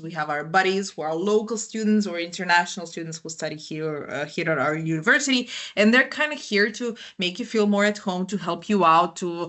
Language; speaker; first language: English; non-native, fluent; Croatian